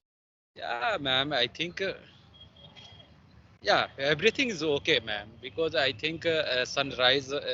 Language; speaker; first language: English; non-native, learner; Hindi